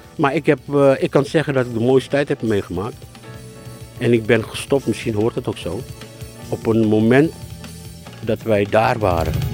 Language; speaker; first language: Dutch; early bilingual, other home language; Malay